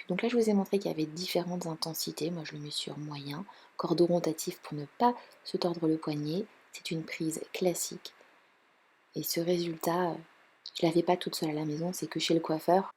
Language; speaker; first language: French; native; French